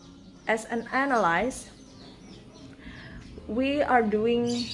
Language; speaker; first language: English; non-native, learner; Indonesian